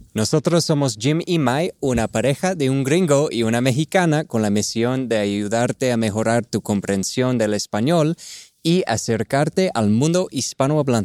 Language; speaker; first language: Spanish; non-native, fluent; English